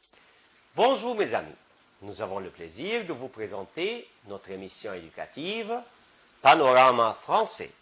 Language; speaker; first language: French; non-native, fluent; Arabic